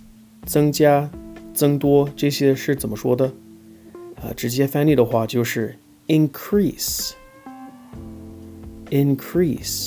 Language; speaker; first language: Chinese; non-native, fluent; English